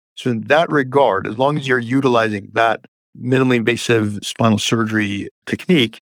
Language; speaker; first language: English; early bilingual, other home language; Persian